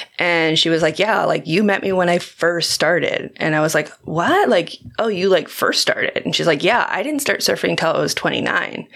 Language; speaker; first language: English; native; English